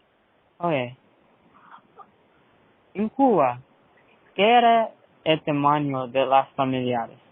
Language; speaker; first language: Spanish; early bilingual, heritage; Spanish